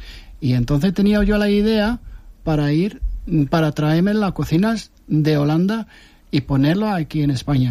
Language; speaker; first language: Spanish; early bilingual, heritage; Dutch